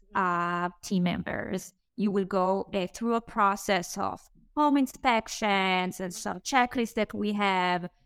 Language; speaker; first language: English; non-native, fluent; Hebrew